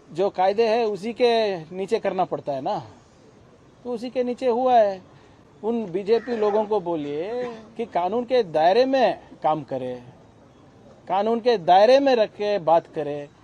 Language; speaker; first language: Hindi; non-native, local second language; Kannada